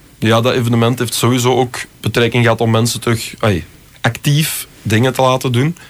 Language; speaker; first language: Dutch; native; Dutch